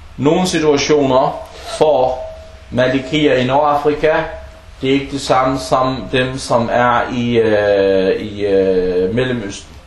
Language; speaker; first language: Danish; early bilingual, other home language; Arabic